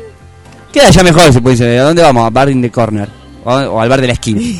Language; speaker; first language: Spanish; native; Spanish